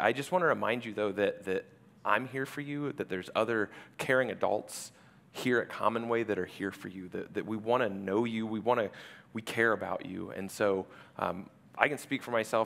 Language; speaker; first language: English; native; English